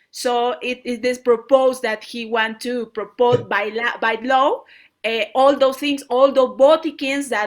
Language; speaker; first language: English; non-native, learner; Spanish